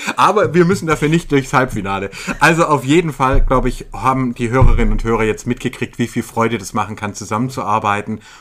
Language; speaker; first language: German; native; German